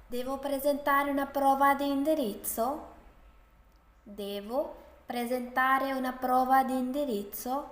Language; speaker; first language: Italian; non-native, fluent; Urdu